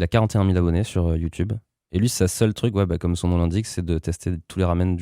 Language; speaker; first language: French; native; French